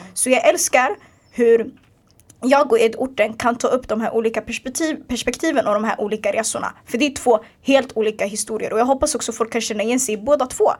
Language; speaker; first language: Swedish; early bilingual, other home language; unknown